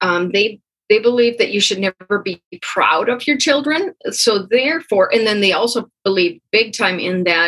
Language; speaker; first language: English; early bilingual, other home language; German